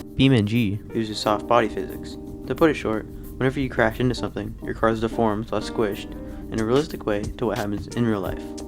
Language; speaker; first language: English; native; English